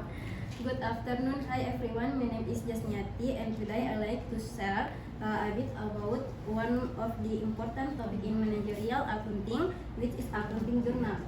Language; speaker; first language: English; non-native, learner; Indonesian